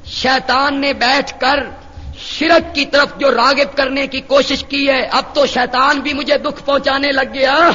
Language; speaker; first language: Urdu; non-native, local second language; Punjabi